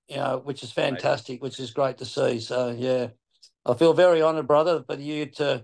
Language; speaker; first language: English; native; English